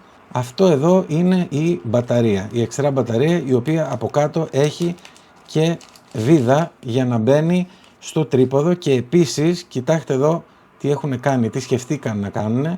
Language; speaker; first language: Greek; native; Greek